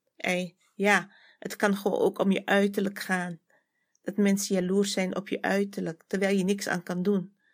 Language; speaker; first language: Dutch; native; Dutch